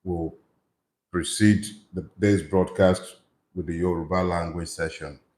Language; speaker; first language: English; non-native, local second language; Yoruba